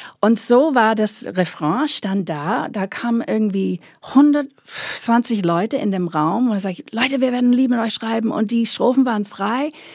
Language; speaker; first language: German; non-native, fluent; English